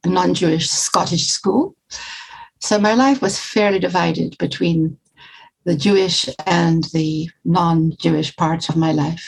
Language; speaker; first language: English; native; English